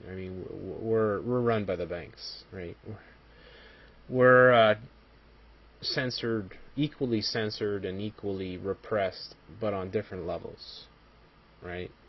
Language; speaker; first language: English; native; English